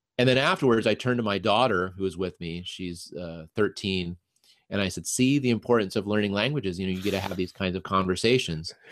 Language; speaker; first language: English; native; English